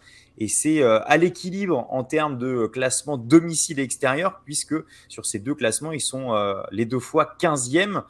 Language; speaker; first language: French; native; French